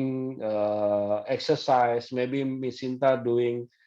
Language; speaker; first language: English; non-native, fluent; Indonesian